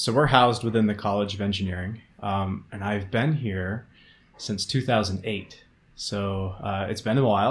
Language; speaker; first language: English; native; English